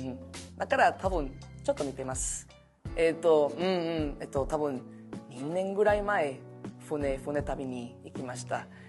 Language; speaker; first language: Japanese; non-native, learner; Spanish